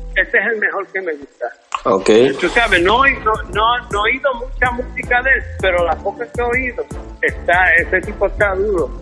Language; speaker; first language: Spanish; early bilingual, heritage; Spanish